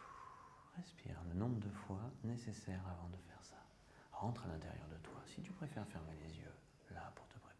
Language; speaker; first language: French; native; French